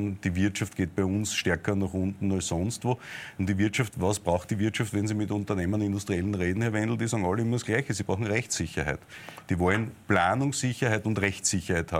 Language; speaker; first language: German; native; German